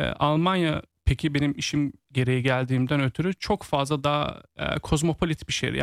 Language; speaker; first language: Turkish; early bilingual, heritage; Turkish